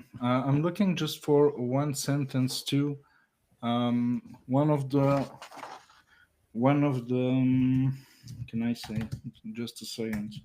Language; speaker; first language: English; non-native, learner; French